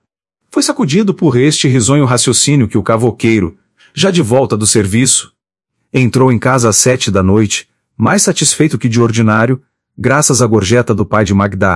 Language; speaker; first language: Portuguese; native; Portuguese